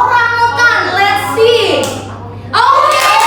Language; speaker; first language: English; non-native, learner; Indonesian